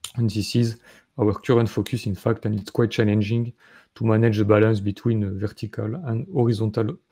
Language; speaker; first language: English; non-native, fluent; French